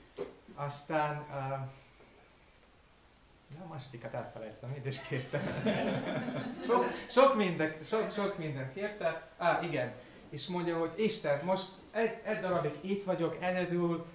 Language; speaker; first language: Hungarian; non-native, learner; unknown